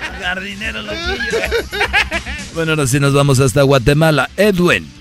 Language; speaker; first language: Spanish; native; Spanish